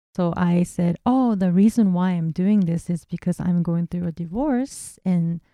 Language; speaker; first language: English; non-native, fluent; Japanese